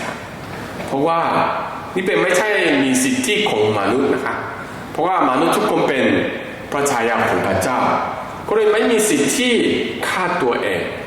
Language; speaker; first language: Thai; non-native, fluent; Korean